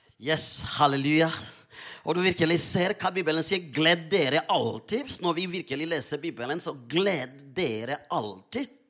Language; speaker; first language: Norwegian; non-native, fluent; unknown